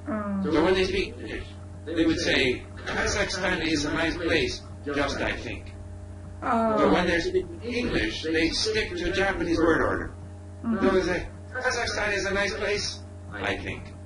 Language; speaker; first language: English; non-native, fluent; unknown